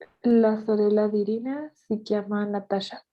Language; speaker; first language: Italian; non-native, learner; Spanish